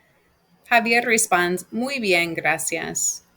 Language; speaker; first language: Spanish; non-native, fluent; English